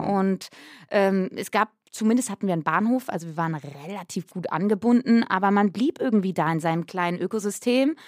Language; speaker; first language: German; native; German